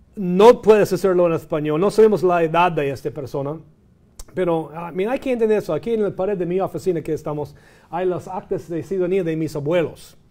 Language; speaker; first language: Spanish; non-native, fluent; English